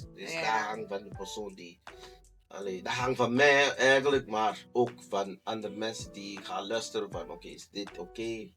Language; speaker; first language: Dutch; non-native, fluent; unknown